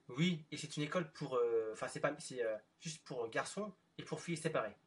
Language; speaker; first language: French; non-native, fluent; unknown